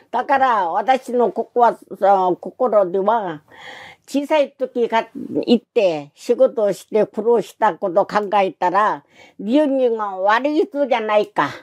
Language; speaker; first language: Japanese; non-native, learner; Korean